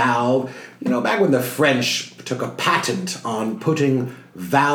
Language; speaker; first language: English; native; English